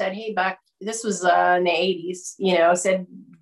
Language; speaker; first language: English; native; English